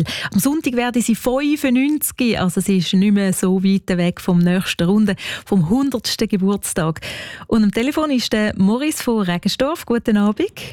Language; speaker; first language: German; native; German